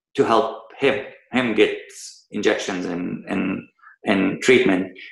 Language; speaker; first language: English; early bilingual, other home language; Persian